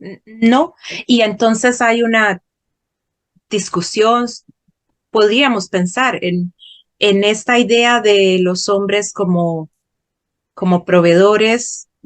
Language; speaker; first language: Spanish; non-native, fluent; Portuguese